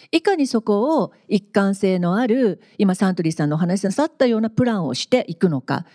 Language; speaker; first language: Japanese; native; Japanese